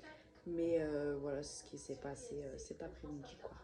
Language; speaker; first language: French; native; French